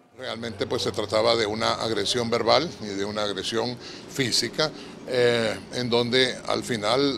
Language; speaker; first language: Spanish; native; Spanish